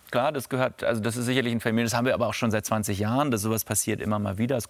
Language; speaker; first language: German; native; German